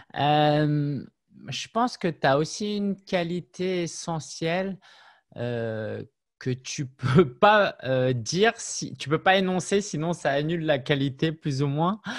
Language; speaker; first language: French; native; French